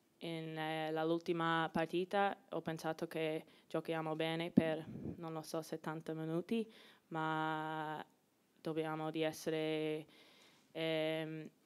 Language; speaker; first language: Italian; non-native, learner; English